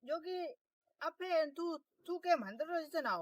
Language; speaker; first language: Korean; non-native, learner; Lao